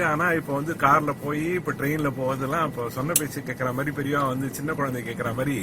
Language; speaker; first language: Tamil; native; Tamil